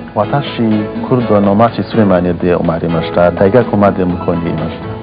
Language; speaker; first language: Japanese; non-native, learner; Kurdish